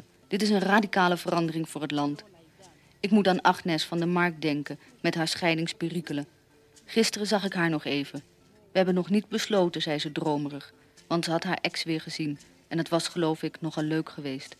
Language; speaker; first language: Dutch; native; Dutch